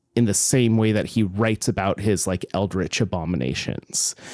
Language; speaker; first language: English; native; English